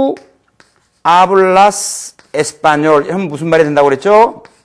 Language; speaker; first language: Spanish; non-native, fluent; Korean